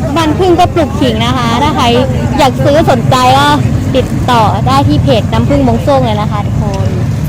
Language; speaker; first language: Thai; non-native, local second language; Hmong